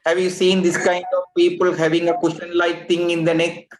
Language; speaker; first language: English; non-native, local second language; Tamil